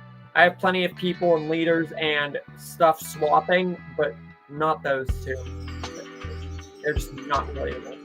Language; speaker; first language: English; native; English